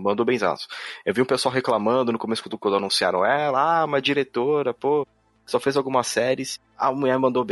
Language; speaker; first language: Portuguese; native; Portuguese